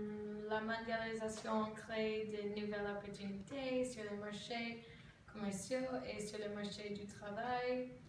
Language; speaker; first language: French; non-native, learner; English